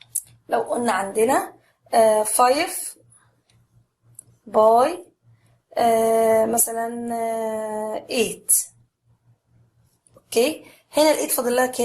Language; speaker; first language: Arabic; native; Arabic